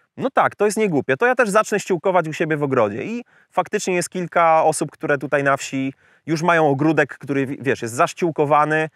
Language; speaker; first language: Polish; native; Polish